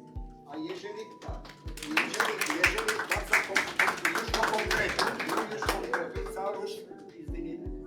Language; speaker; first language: Polish; non-native, learner; Armenian